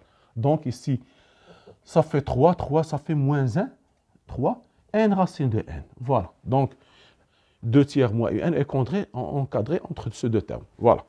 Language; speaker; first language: French; non-native, local second language; Arabic